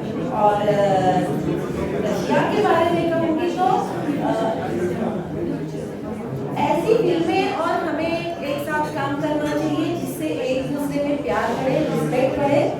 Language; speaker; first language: Hindi; non-native, local second language; Marathi